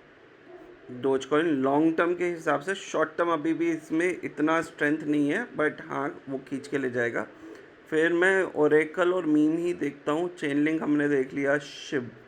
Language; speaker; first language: Hindi; native; Hindi